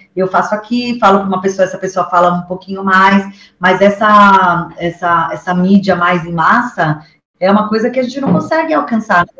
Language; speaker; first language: Portuguese; native; Portuguese